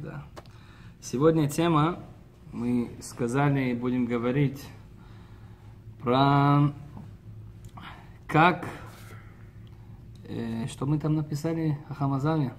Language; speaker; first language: Russian; early bilingual, heritage; Russian